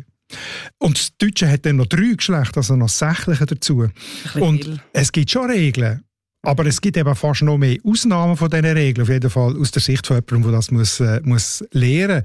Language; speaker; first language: German; native; German